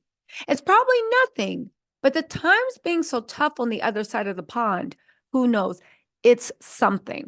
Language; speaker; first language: English; native; English